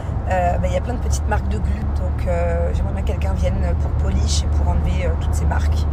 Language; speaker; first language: French; native; French